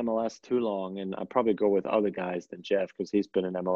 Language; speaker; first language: English; non-native, fluent; German